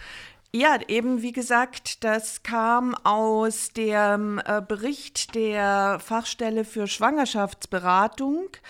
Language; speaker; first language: German; native; German